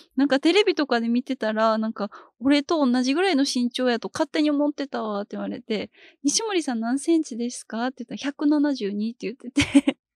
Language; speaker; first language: Japanese; native; Japanese